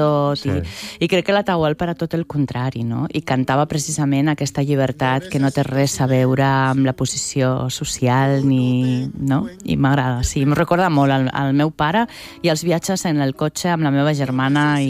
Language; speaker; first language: Catalan; native; Catalan